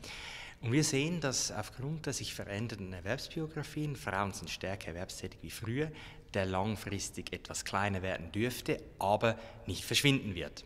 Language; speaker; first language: German; native; German